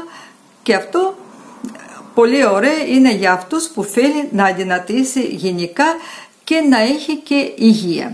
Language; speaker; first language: Greek; non-native, fluent; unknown